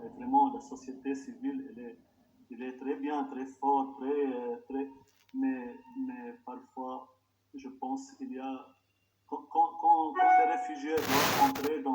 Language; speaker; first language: French; non-native, local second language; Arabic